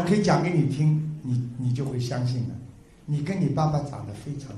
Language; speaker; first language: Chinese; native; Chinese